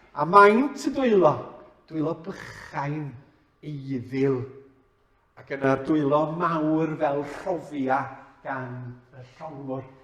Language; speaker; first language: Welsh; native; Welsh